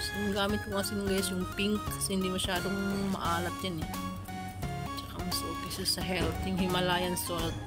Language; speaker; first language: Filipino; non-native, local second language; Cebuano